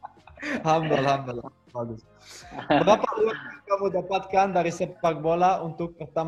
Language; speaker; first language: Indonesian; non-native, learner; Dutch